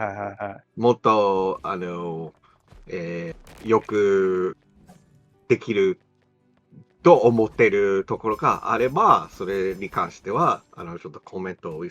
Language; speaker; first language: Japanese; non-native, fluent; English